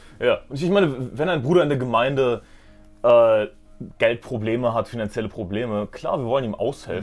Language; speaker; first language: German; native; German